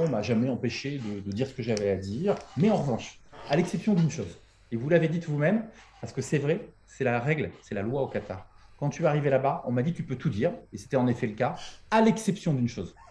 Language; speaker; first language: French; native; French